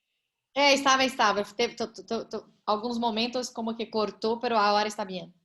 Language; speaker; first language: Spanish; non-native, learner; Portuguese